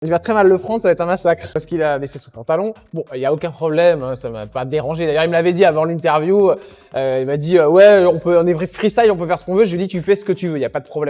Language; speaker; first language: French; native; French